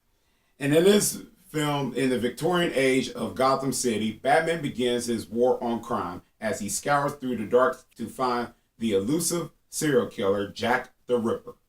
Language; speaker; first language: English; native; English